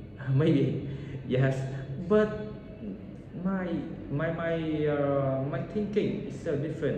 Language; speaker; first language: English; non-native, learner; Vietnamese